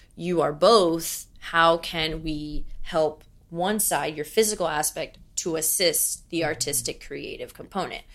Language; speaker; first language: English; native; English